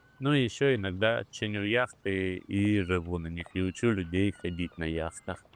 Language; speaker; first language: Russian; native; Russian